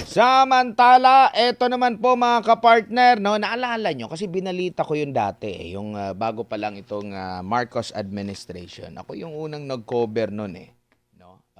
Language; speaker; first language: Filipino; native; Filipino